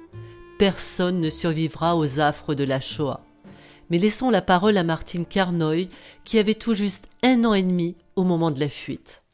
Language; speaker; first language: French; native; French